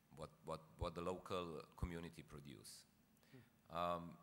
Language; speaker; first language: English; non-native, fluent; Slovenian